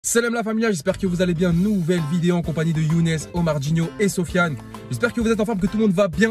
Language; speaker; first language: French; native; French